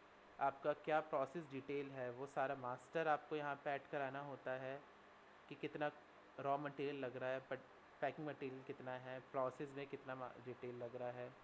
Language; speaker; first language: Hindi; native; Hindi